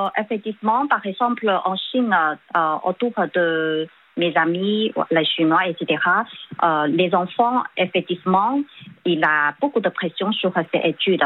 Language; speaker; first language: French; non-native, fluent; Chinese